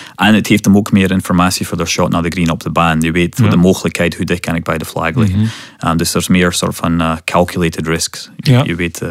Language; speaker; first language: Dutch; non-native, fluent; English